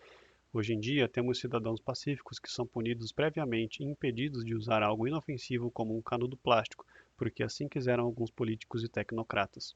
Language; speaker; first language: Portuguese; native; Portuguese